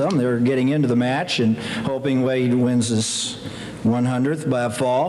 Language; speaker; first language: English; native; English